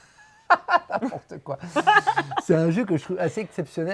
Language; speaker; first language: French; native; French